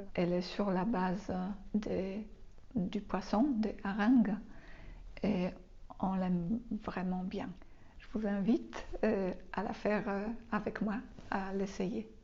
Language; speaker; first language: French; non-native, fluent; Polish